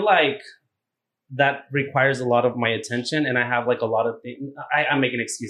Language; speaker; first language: English; native; English